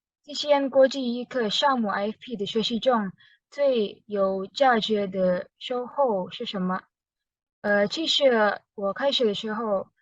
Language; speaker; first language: Chinese; non-native, learner; Indonesian